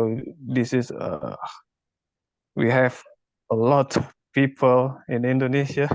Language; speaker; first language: English; non-native, learner; Indonesian